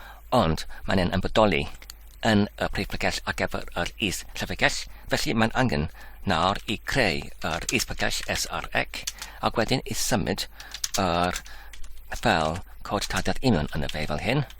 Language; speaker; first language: Welsh; non-native, learner; English